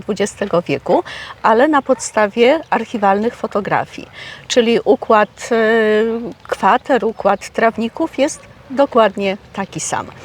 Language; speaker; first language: Polish; native; Polish